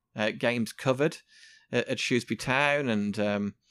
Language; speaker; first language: English; native; English